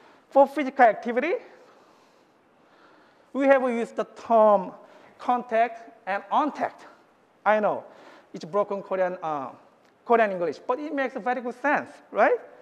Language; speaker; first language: English; non-native, fluent; Korean